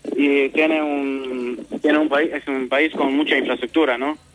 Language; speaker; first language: Spanish; non-native, fluent; Romanian